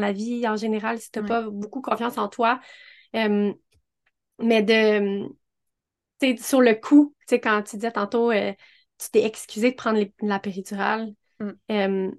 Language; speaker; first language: French; native; French